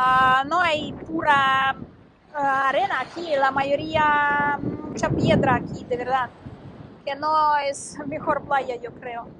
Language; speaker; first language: Spanish; non-native, learner; Russian